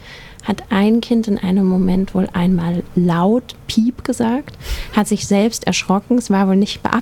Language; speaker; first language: German; native; German